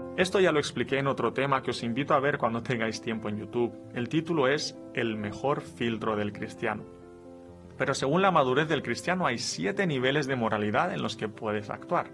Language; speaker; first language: Spanish; non-native, fluent; Romanian